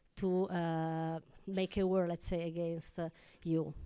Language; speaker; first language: English; non-native, fluent; Italian